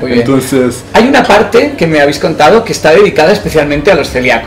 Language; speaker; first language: Spanish; native; Spanish